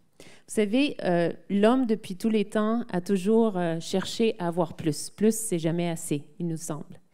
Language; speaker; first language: French; native; French